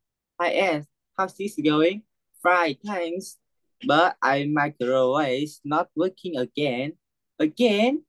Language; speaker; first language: English; non-native, learner; Vietnamese